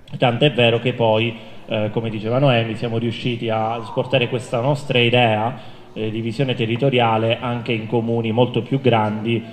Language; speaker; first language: Italian; native; Italian